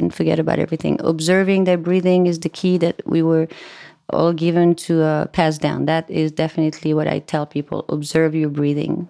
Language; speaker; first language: English; non-native, fluent; French